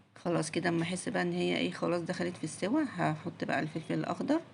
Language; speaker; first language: Arabic; native; Arabic